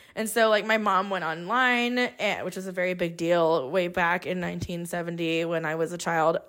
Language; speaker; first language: English; native; English